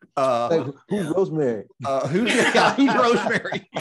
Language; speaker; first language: English; native; English